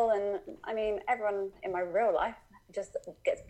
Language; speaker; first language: English; native; English